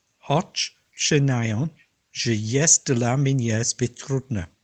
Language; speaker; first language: Polish; non-native, learner; English